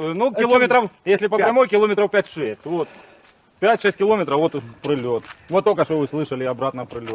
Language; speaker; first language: Russian; native; Russian